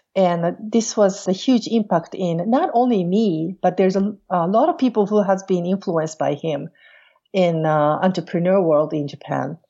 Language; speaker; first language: English; non-native, fluent; Portuguese